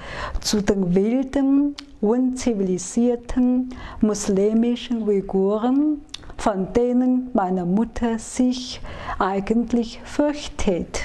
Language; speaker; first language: German; non-native, fluent; Chinese